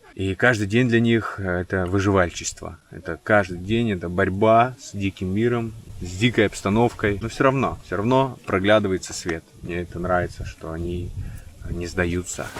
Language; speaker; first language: Russian; native; Russian